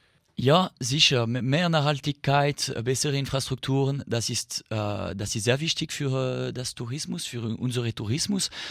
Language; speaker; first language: German; non-native, local second language; French